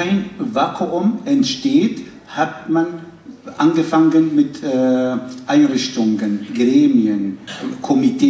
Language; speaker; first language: German; non-native, fluent; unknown